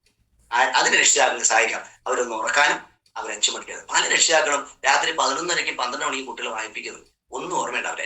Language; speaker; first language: Malayalam; native; Malayalam